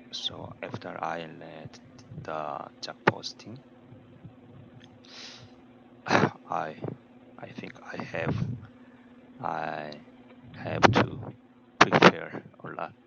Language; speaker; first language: English; non-native, learner; Korean